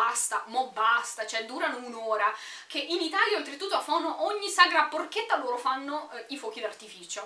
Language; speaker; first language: Italian; native; Italian